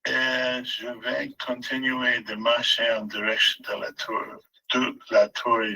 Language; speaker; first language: French; non-native, learner; English